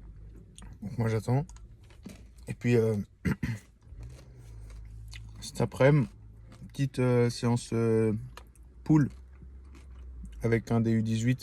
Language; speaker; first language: French; native; French